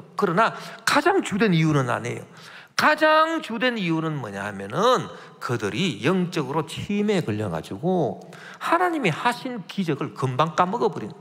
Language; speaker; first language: Korean; native; Korean